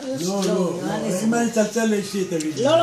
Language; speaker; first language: Hebrew; non-native, fluent; Aramaic